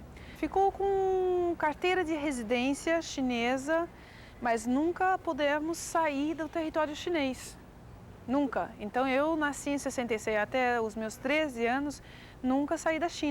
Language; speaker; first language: Portuguese; early bilingual, heritage; Portuguese